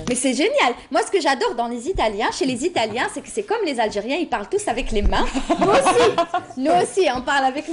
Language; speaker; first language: French; native; French